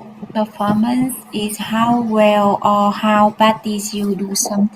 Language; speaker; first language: English; non-native, learner; Vietnamese